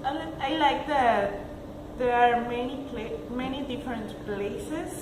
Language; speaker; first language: English; non-native, learner; Spanish